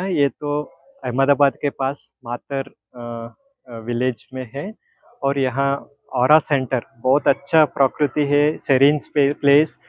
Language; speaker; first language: Hindi; non-native, local second language; Gujarati